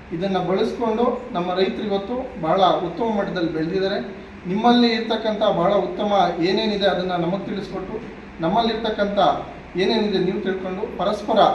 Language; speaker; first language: Kannada; native; Kannada